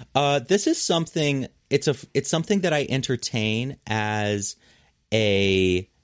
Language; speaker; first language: English; native; English